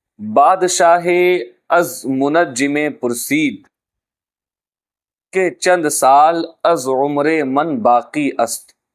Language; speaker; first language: Persian; non-native, fluent; Urdu